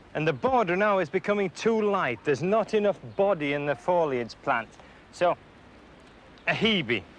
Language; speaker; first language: English; native; English